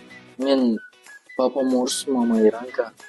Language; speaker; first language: Kazakh; non-native, local second language; Russian